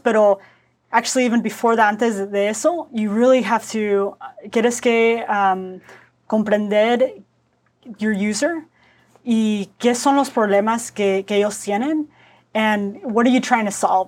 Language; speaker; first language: English; early bilingual, other home language; Spanish